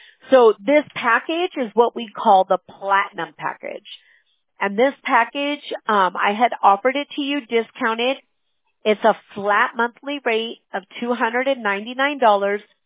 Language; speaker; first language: English; early bilingual, other home language; Spanish